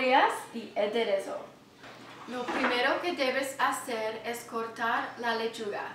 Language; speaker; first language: Spanish; non-native, learner; English